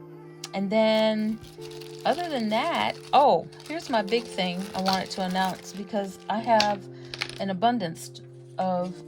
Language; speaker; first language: English; native; English